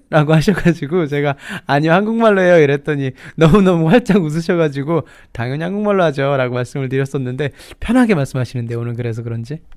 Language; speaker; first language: Korean; native; Korean